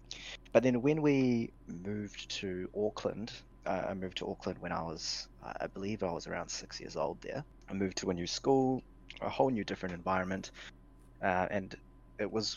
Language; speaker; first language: English; native; English